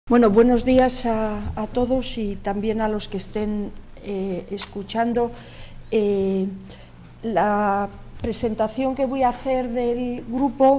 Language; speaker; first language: Spanish; native; Spanish